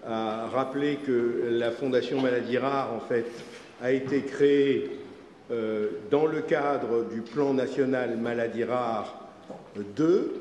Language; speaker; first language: French; native; French